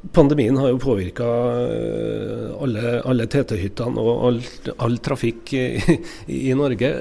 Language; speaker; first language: Norwegian; native; Norwegian